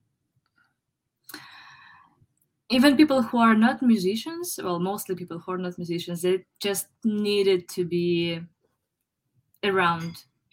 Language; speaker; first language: English; non-native, fluent; Ukrainian